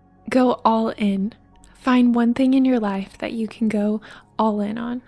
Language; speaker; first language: English; native; English